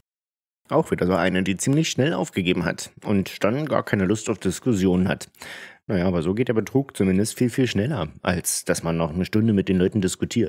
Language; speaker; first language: German; native; German